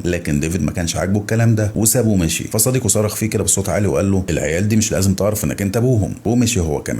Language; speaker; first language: Arabic; native; Arabic